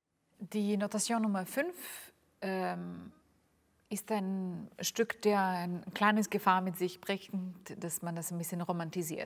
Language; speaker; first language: German; non-native, fluent; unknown